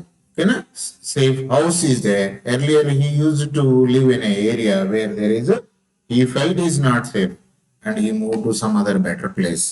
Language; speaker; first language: English; non-native, local second language; Telugu